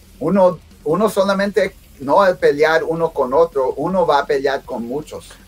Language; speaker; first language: Spanish; early bilingual, heritage; Spanish